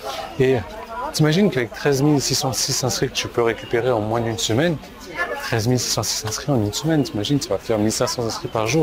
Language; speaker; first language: French; native; French